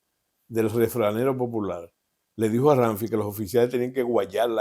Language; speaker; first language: Spanish; native; Spanish